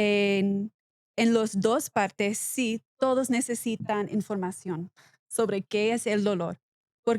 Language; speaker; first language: Spanish; non-native, learner; English